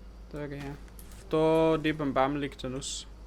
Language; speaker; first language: German; native; German